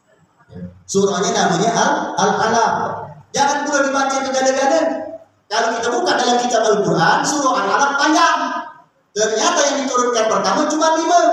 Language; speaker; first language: Malay; native; Malay